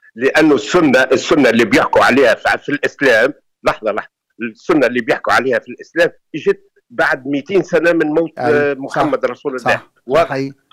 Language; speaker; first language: Arabic; native; Arabic